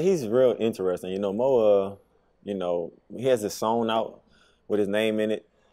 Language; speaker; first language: English; native; English